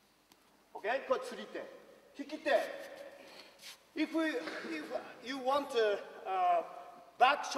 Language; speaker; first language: English; non-native, learner; Japanese